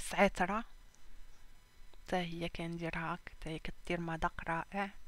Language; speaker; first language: Arabic; native; Arabic